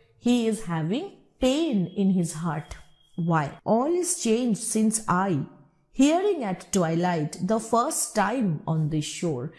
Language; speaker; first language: English; non-native, local second language; Bangla